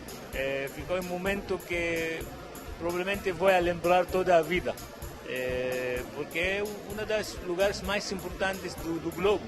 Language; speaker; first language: Portuguese; non-native, fluent; Arabic